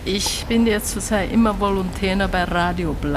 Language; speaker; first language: German; non-native, learner; Chinese